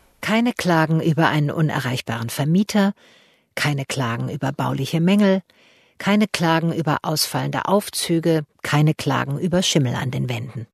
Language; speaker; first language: German; native; German